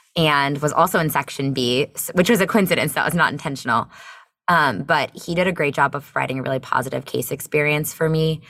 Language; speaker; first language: English; native; English